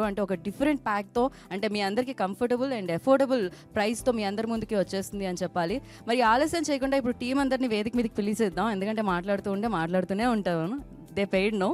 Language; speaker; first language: Telugu; native; Telugu